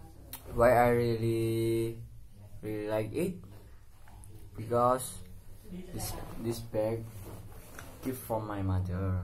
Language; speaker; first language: English; non-native, learner; Indonesian